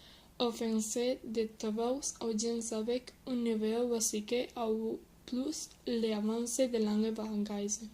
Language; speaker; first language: French; non-native, learner; Spanish